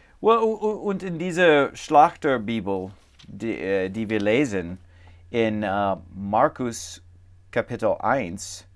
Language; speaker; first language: German; non-native, learner; English